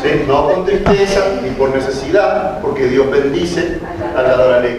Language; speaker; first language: Spanish; native; Spanish